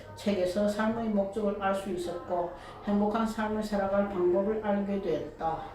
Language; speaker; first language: Korean; early bilingual, heritage; Korean